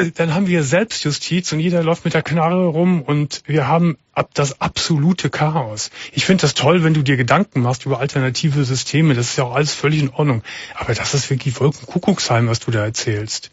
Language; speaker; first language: German; native; German